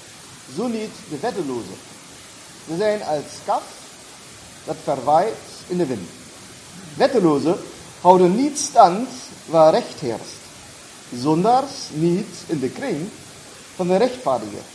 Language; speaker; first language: German; non-native, learner; Dutch